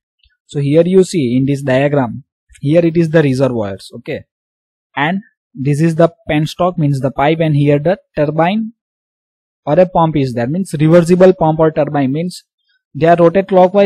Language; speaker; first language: English; non-native, local second language; Gujarati